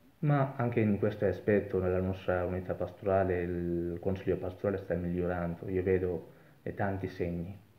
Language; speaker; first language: Italian; non-native, fluent; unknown